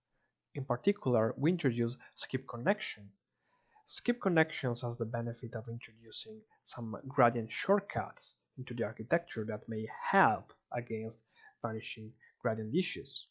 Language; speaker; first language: English; non-native, fluent; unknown